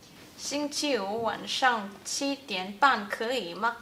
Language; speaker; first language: Chinese; non-native, learner; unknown